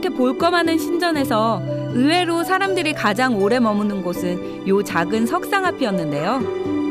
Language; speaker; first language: Korean; native; Korean